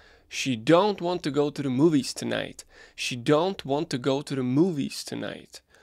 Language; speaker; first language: English; non-native, fluent; Czech